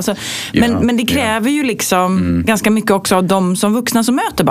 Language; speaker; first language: Swedish; native; Swedish